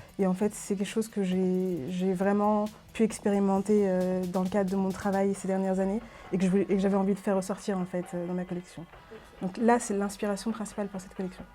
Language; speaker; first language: French; early bilingual, other home language; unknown